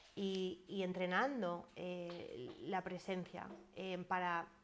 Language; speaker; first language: Spanish; native; Spanish